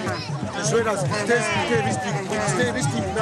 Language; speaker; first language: German; non-native, learner; Ewe